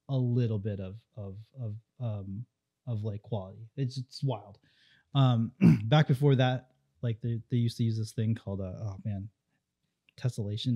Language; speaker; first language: English; native; English